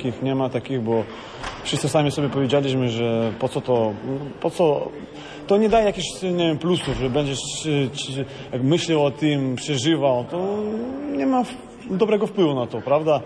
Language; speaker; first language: Polish; non-native, fluent; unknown